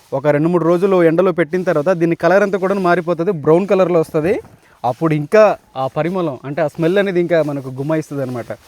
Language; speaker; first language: Telugu; native; Telugu